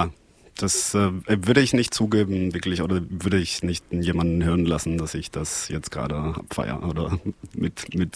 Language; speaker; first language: German; non-native, fluent; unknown